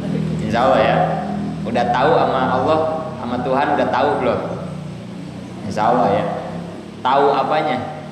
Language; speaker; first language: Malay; non-native, local second language; Sundanese